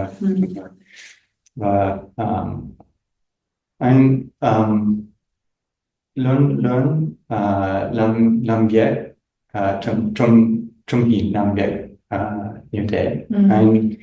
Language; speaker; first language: Vietnamese; non-native, learner; English